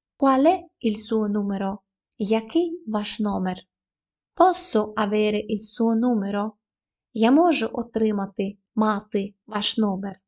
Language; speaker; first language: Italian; non-native, fluent; Ukrainian